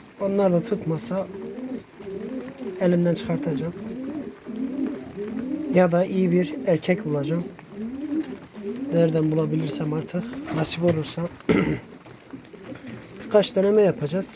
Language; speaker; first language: Turkish; native; Turkish